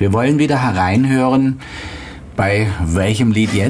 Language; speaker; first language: German; native; German